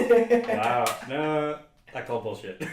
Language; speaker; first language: English; native; English